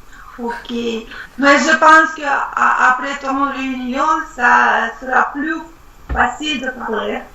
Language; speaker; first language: French; non-native, learner; Russian